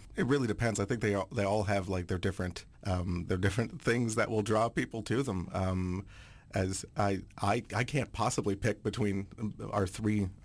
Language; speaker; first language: English; non-native, fluent; French